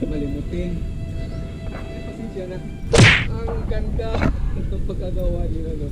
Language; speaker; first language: Filipino; non-native, local second language; Cebuano